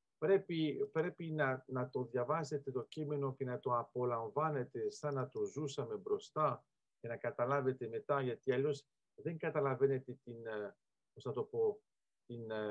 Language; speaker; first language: Greek; early bilingual, heritage; Greek